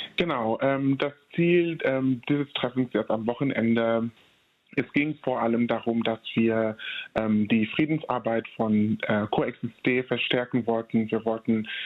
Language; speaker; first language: German; non-native, fluent; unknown